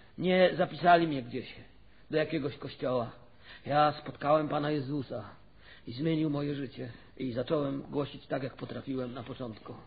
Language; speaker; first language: Polish; native; Polish